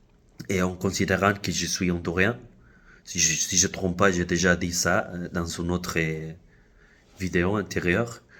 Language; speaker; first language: French; non-native, fluent; Spanish